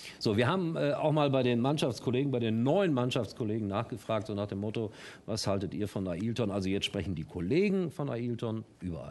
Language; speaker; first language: German; native; German